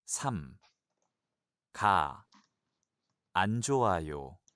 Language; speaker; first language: Korean; non-native, learner; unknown